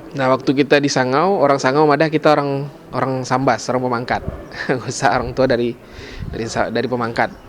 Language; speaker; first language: Indonesian; native; Indonesian